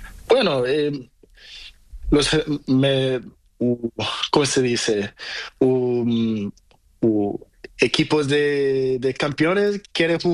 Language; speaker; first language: Spanish; non-native, learner; Portuguese